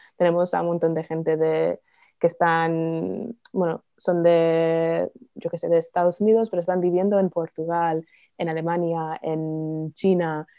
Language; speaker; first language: Spanish; non-native, fluent; English